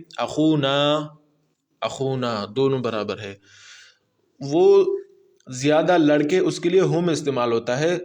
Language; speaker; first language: Urdu; non-native, local second language; Pashto